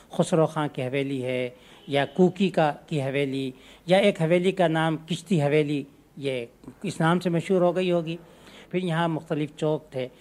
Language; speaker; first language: Urdu; native; Urdu